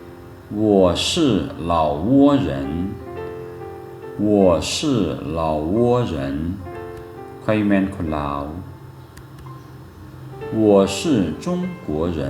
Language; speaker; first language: Chinese; non-native, fluent; Lao